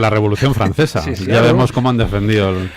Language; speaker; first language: Spanish; native; Spanish